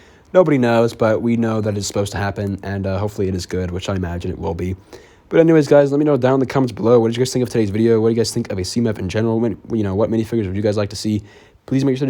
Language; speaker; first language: English; native; English